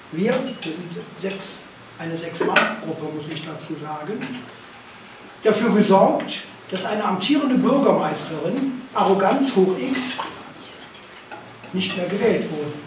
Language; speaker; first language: German; native; German